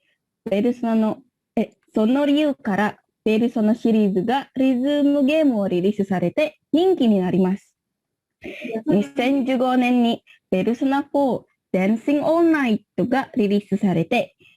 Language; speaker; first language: Japanese; non-native, learner; Indonesian